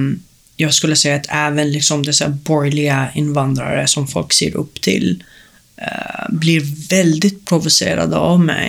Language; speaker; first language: Swedish; non-native, fluent; Arabic